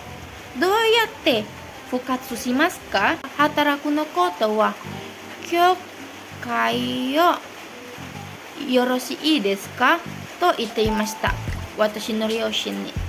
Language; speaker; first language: Japanese; non-native, learner; Indonesian